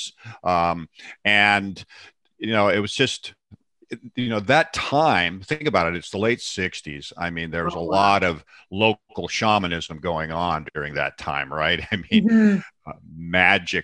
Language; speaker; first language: English; native; English